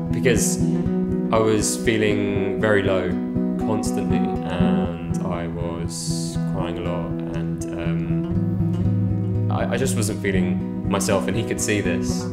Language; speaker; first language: English; native; English